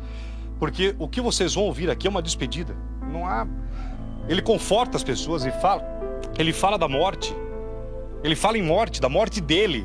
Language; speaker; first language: Portuguese; native; Portuguese